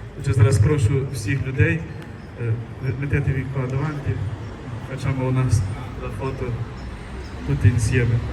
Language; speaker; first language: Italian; non-native, fluent; Ukrainian